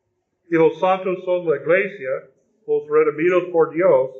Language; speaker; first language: Spanish; non-native, fluent; English